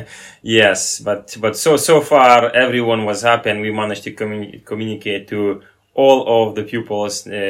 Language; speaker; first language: English; non-native, fluent; Lithuanian